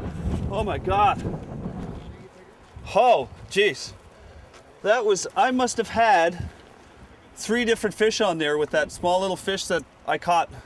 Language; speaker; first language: English; native; English